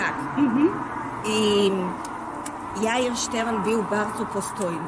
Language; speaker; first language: Polish; early bilingual, heritage; Hebrew